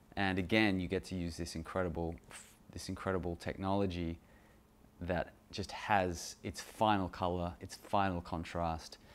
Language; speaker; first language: English; native; English